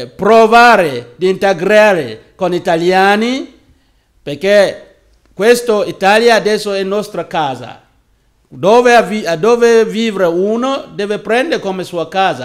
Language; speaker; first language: Italian; non-native, learner; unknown